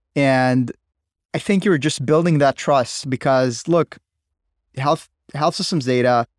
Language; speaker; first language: English; non-native, fluent; Hebrew